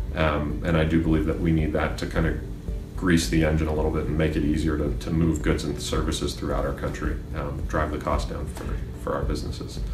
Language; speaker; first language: English; native; English